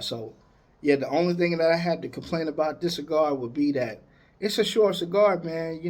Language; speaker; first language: English; native; English